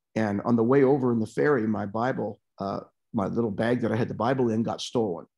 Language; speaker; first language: English; native; English